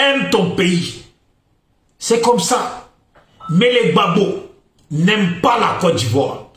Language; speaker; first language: French; native; French